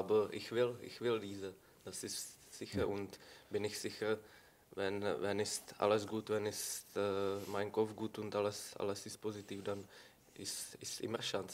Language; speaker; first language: German; non-native, learner; Czech